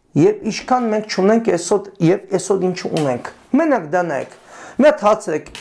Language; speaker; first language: Armenian; native; Armenian